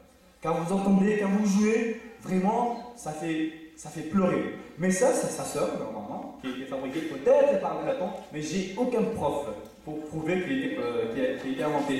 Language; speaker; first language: French; non-native, fluent; Uzbek